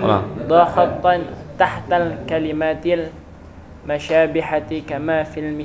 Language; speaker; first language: Arabic; non-native, learner; Indonesian